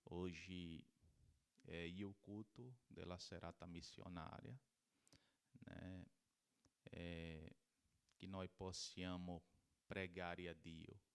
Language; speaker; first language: Italian; non-native, learner; Portuguese